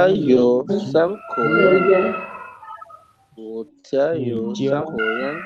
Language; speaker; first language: Chinese; non-native, learner; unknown